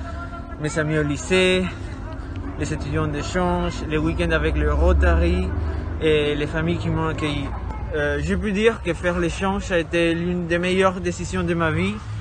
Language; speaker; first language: French; non-native, fluent; Spanish